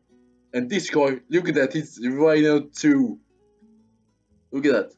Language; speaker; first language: English; non-native, fluent; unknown